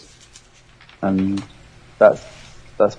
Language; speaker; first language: English; early bilingual, other home language; Somali